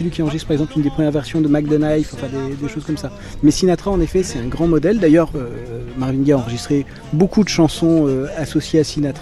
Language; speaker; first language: French; native; French